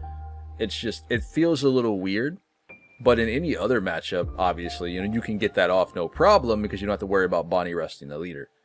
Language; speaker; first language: English; native; English